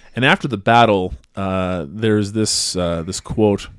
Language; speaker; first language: English; native; English